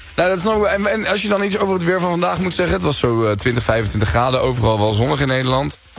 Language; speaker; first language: Dutch; early bilingual, other home language; Spanish